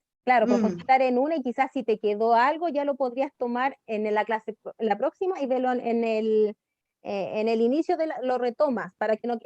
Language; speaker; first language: Spanish; native; Spanish